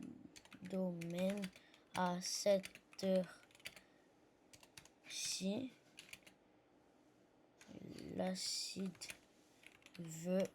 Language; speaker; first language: French; non-native, learner; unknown